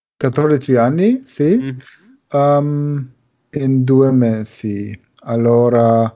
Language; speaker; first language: Italian; non-native, learner; German